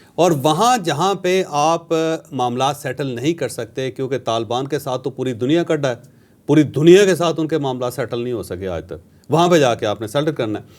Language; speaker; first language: Urdu; non-native, local second language; Punjabi